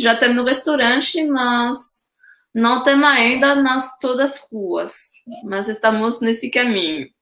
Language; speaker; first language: Portuguese; non-native, fluent; French